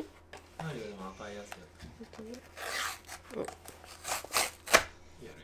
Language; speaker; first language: Japanese; native; Japanese